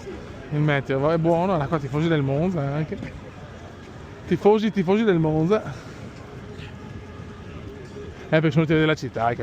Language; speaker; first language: Italian; native; Italian